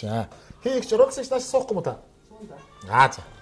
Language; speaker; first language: Mongolian; native; Mongolian